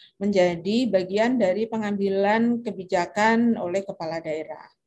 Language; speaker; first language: Indonesian; native; Indonesian